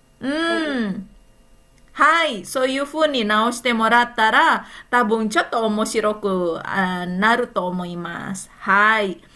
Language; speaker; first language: Japanese; non-native, fluent; Indonesian